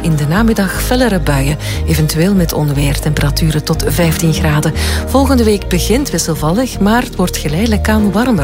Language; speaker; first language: Dutch; native; Dutch